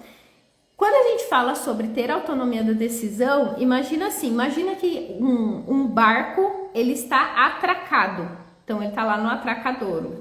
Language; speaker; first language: Portuguese; native; Portuguese